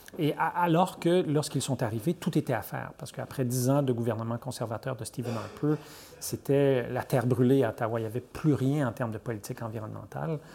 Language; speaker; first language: French; native; French